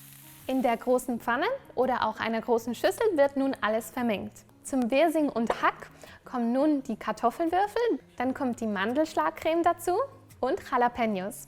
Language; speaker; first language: German; native; German